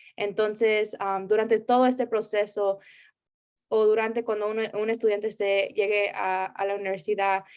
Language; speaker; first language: Spanish; early bilingual, heritage; Spanish